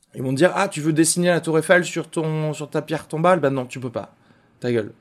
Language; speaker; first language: French; native; French